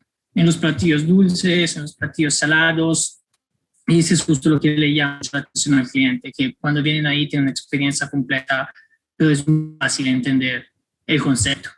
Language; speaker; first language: Spanish; non-native, fluent; Italian